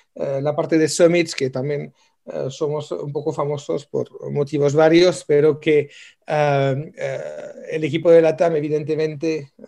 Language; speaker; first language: Spanish; non-native, fluent; French